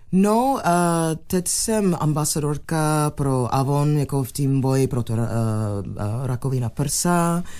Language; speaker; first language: Czech; non-native, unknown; English